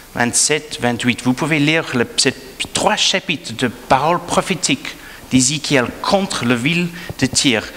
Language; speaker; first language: French; non-native, fluent; English